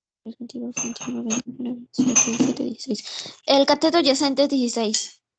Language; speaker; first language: Spanish; native; Spanish